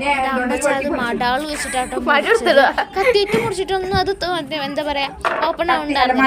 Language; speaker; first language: Malayalam; native; Malayalam